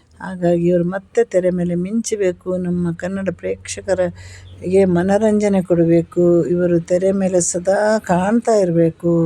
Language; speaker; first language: Kannada; non-native, local second language; Malayalam